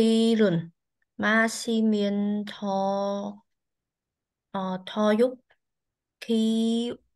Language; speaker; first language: Korean; non-native, learner; Vietnamese